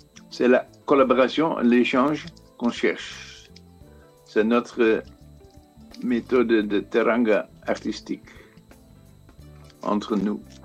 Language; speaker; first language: French; non-native, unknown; Dutch